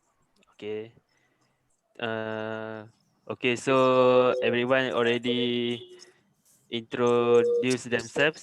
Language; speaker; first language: English; non-native, local second language; Malay